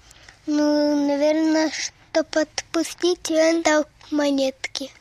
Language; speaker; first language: Russian; early bilingual, heritage; Russian